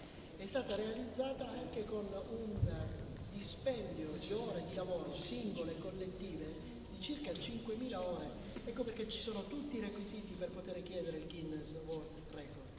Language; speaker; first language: Italian; native; Italian